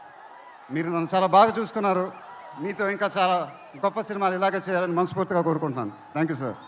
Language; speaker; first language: Telugu; native; Telugu